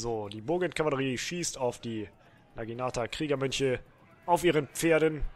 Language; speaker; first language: German; native; German